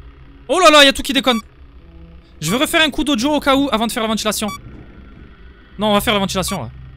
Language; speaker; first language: French; native; French